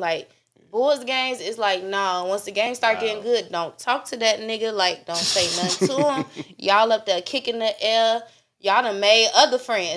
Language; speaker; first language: English; native; English